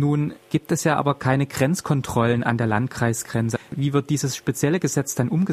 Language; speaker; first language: German; native; German